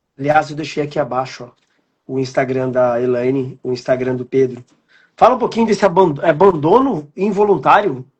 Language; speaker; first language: Portuguese; native; Portuguese